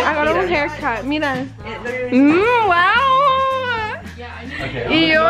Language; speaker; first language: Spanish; early bilingual, other home language; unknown